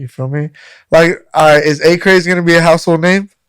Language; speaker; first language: English; native; English